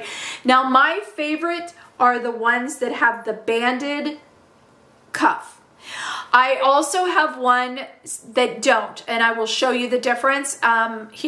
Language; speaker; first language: English; native; English